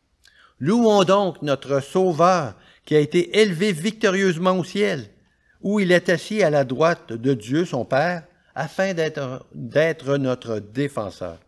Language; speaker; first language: French; native; French